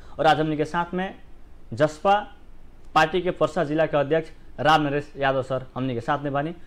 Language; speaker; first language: Bhojpuri; native; Bhojpuri